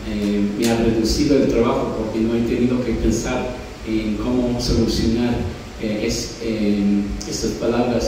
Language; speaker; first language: Spanish; non-native, fluent; English